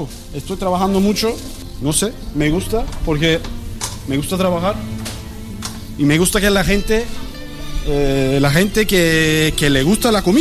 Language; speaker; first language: Spanish; non-native, learner; Turkish